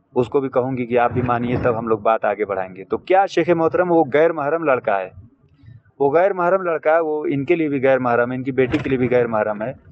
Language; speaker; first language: Hindi; native; Hindi